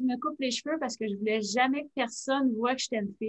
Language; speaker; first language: French; native; French